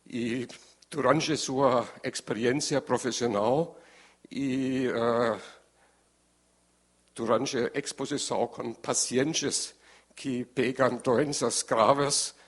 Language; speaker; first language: Portuguese; non-native, learner; German